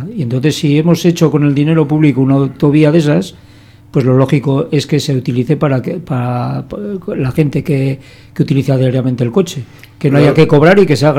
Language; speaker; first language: Spanish; native; Spanish